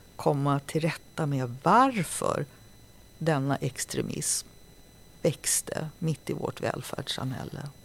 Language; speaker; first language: Swedish; native; Swedish